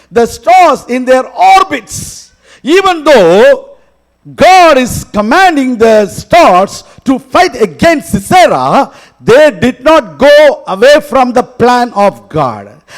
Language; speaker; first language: English; non-native, local second language; Tamil